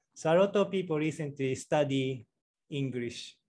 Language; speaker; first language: English; non-native, learner; Japanese